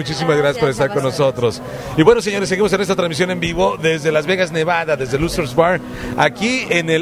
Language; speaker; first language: Spanish; native; Spanish